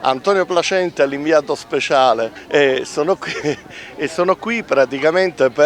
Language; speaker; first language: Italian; non-native, fluent; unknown